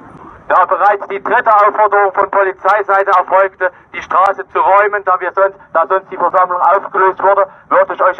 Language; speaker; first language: German; native; German